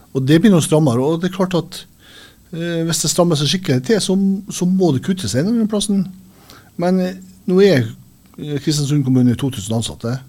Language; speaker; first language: Norwegian; native; Norwegian